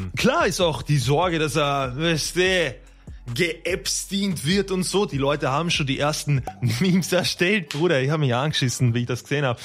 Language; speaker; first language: German; native; German